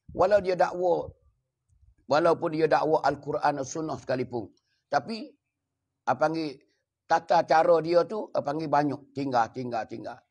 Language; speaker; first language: Malay; native; Malay